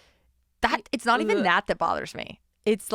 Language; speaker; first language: English; native; English